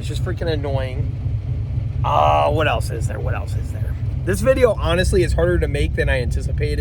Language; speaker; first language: English; native; English